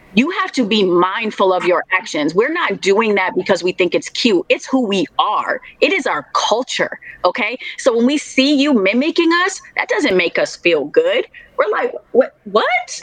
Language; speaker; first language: English; native; English